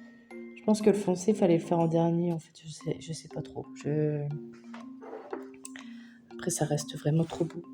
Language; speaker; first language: French; native; French